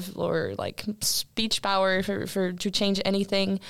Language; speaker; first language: English; non-native, fluent; French